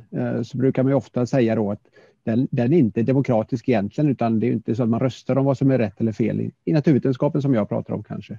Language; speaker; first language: Swedish; native; Swedish